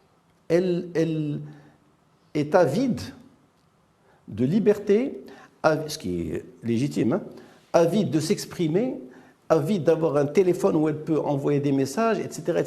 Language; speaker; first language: French; non-native, local second language; Arabic